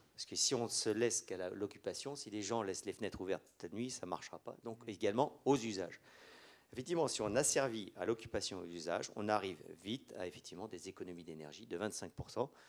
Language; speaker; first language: French; native; French